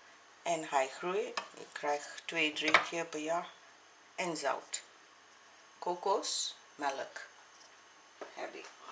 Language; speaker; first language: Dutch; non-native, learner; Malay